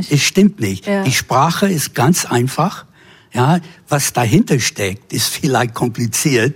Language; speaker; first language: German; non-native, fluent; English